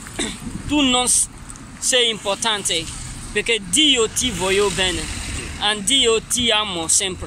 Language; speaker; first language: Italian; non-native, learner; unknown